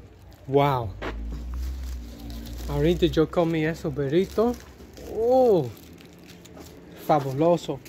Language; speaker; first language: Spanish; non-native, learner; English